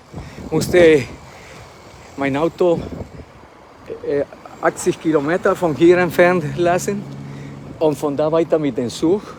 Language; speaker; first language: German; non-native, fluent; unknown